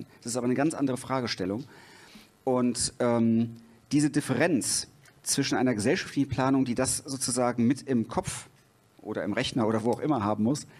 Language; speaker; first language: German; native; German